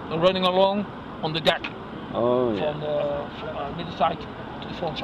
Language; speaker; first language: English; non-native, learner; Dutch